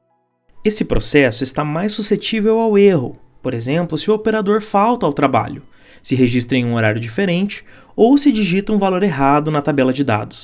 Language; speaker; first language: Portuguese; native; Portuguese